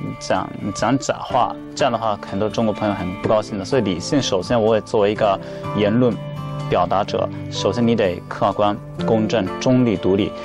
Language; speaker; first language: Chinese; non-native, fluent; Japanese